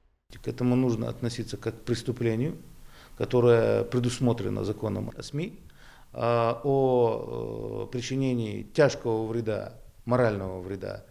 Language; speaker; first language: Russian; non-native, local second language; Chechen